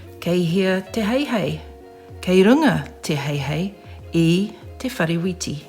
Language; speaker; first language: Māori; non-native, local second language; English